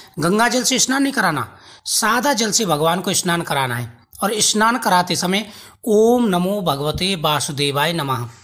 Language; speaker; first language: Hindi; native; Hindi